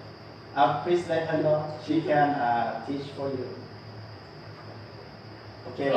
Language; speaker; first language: English; non-native, learner; Lao